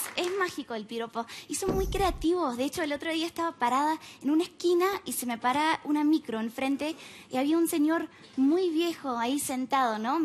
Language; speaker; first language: Spanish; non-native, fluent; English